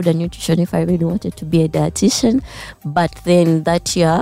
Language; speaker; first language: English; non-native, local second language; Ganda